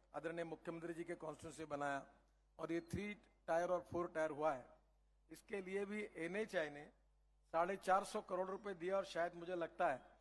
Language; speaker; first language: Hindi; non-native, local second language; Marathi